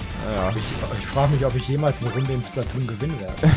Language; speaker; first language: German; native; German